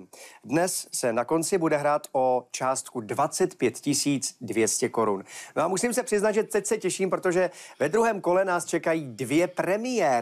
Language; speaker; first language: Czech; native; Czech